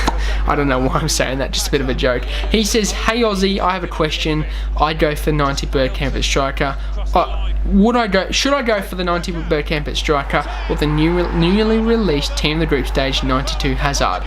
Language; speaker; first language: English; native; English